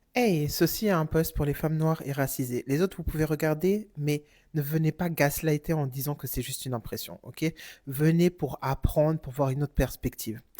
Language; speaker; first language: French; non-native, fluent; German